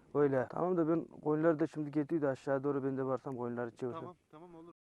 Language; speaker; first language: Turkish; non-native, learner; Persian